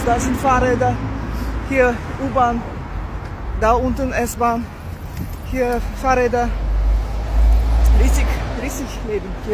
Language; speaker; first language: German; non-native, fluent; Russian